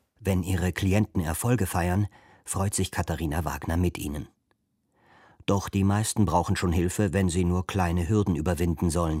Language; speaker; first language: German; native; German